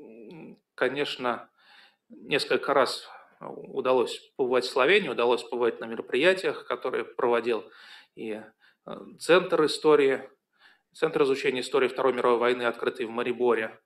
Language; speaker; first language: Russian; native; Russian